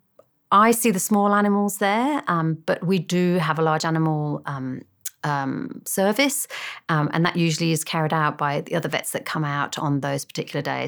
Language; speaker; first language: English; native; English